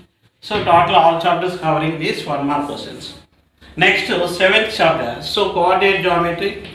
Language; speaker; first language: English; non-native, local second language; Telugu